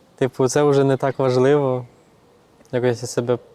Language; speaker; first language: Ukrainian; native; Ukrainian